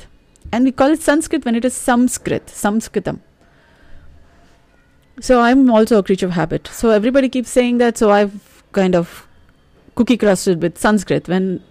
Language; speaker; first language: English; non-native, local second language; Malayalam